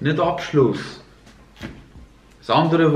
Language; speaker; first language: German; non-native, local second language; Albanian